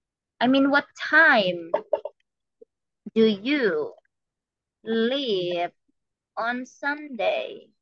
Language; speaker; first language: English; non-native, fluent; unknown